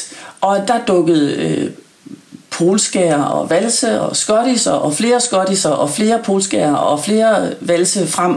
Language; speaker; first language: Danish; native; Danish